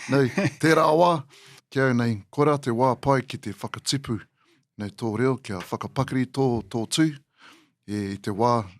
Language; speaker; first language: Māori; non-native, local second language; English